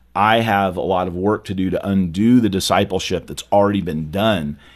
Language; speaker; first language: English; native; English